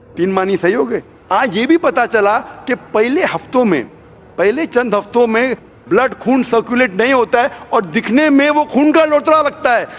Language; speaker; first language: Hindi; non-native, local second language; Konkani